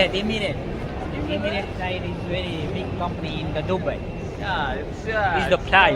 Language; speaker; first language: English; non-native, learner; Gujarati